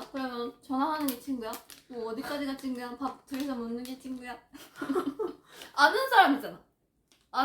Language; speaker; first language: Korean; non-native, fluent; Japanese